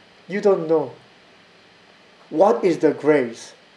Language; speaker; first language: English; non-native, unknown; Korean